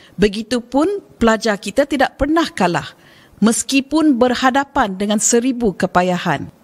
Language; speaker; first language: Malay; native; Malay